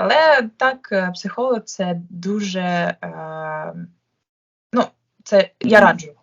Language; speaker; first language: Ukrainian; non-native, local second language; Russian